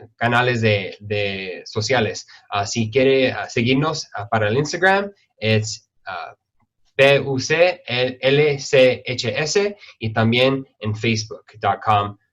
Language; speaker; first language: Spanish; early bilingual, heritage; Spanish